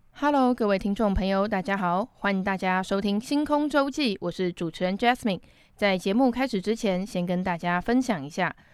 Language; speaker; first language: Chinese; native; Chinese